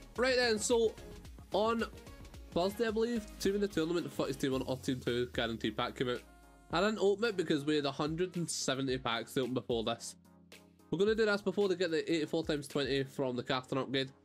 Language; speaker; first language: English; native; English